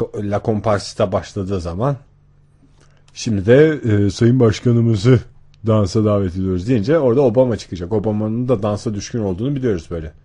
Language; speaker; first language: Turkish; native; Turkish